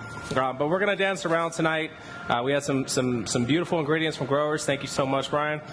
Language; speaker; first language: English; native; English